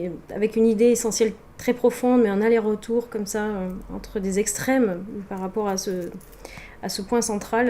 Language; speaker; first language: French; native; French